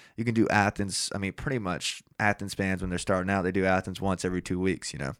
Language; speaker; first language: English; native; English